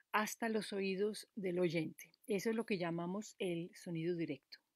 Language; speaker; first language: Spanish; native; Spanish